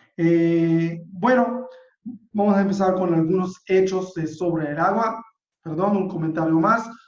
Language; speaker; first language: Spanish; non-native, fluent; Hebrew